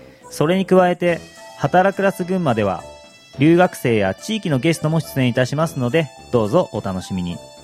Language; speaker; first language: Japanese; native; Japanese